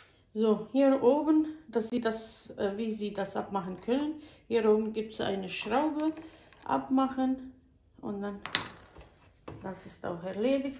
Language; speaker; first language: German; non-native, fluent; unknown